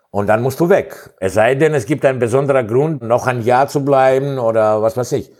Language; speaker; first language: German; non-native, fluent; Greek